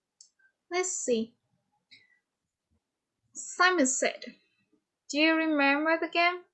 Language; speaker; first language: English; non-native, fluent; Vietnamese